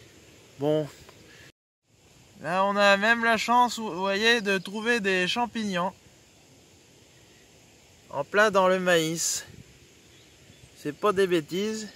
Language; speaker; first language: French; native; French